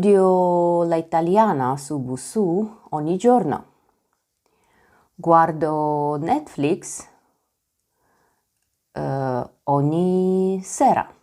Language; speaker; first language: Italian; non-native, learner; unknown